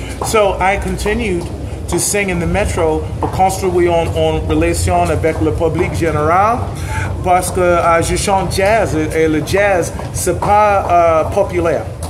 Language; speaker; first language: French; non-native, learner; English